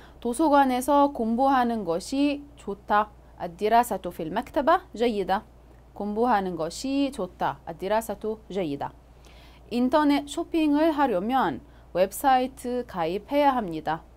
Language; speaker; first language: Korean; non-native, fluent; Arabic